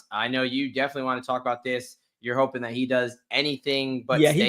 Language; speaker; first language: English; native; English